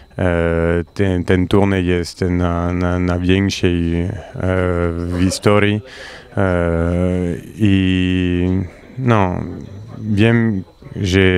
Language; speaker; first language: Polish; non-native, learner; French